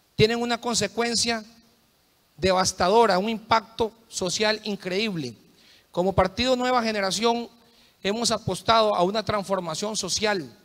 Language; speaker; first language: Spanish; native; Spanish